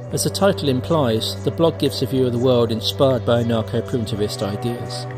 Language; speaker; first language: English; native; English